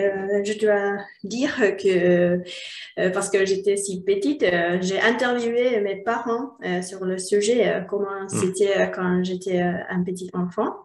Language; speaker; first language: French; non-native, learner; Finnish